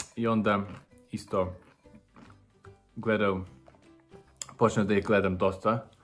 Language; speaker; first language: Serbian; non-native, learner; English